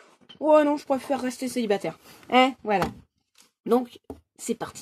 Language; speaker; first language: French; native; French